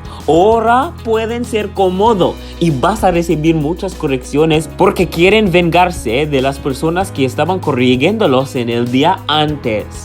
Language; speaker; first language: Spanish; non-native, learner; English